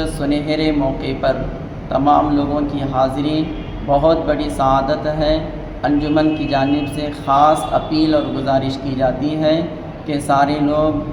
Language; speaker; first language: Urdu; native; Urdu